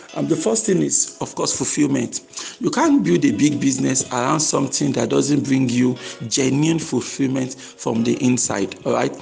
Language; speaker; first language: English; non-native, local second language; Yoruba